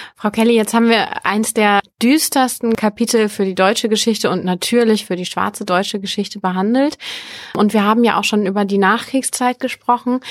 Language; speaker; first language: German; native; German